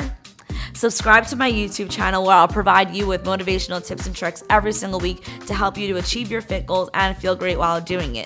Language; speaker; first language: English; native; English